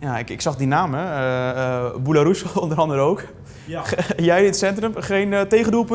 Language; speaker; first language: Dutch; native; Dutch